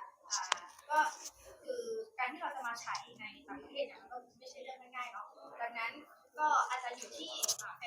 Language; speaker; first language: Thai; non-native, fluent; Burmese